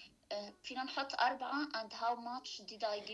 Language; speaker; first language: English; non-native, learner; Arabic